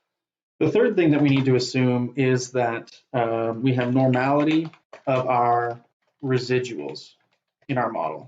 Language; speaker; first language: English; native; English